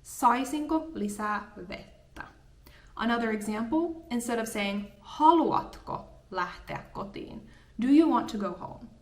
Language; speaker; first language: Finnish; native; Finnish